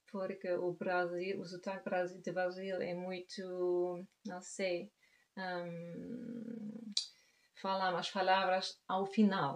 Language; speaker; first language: Portuguese; non-native, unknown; German